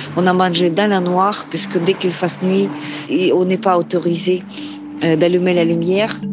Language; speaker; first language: French; non-native, fluent; Ukrainian